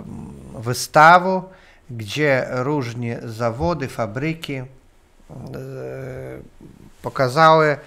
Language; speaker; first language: Polish; non-native, learner; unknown